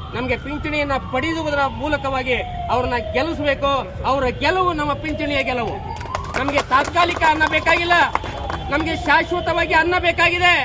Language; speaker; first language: Kannada; native; Kannada